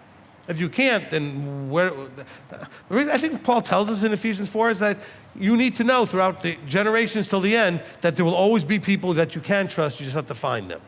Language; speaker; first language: English; native; English